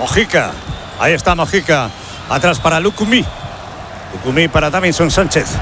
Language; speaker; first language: Spanish; native; Spanish